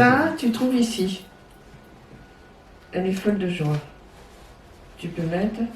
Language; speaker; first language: French; native; French